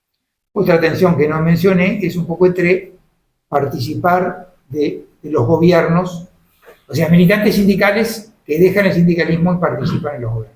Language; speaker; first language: Spanish; native; Spanish